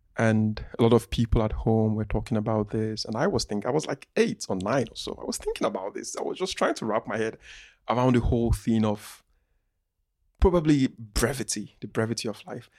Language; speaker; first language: English; non-native, local second language; Igbo